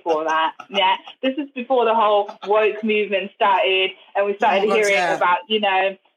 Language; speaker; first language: English; non-native, fluent; German